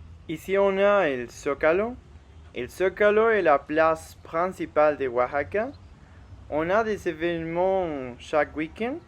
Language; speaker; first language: French; non-native, fluent; Spanish